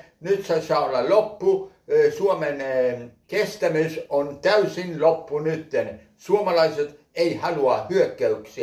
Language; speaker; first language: Finnish; early bilingual, heritage; Finnish